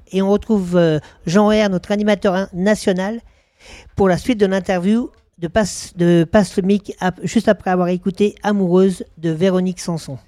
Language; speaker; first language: French; native; French